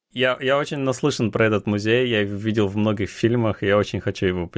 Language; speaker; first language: Russian; native; Russian